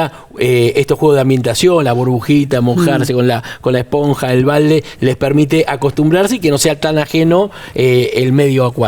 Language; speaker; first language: Spanish; native; Spanish